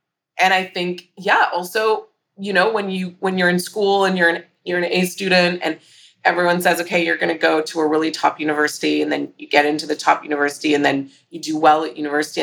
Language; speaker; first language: English; native; English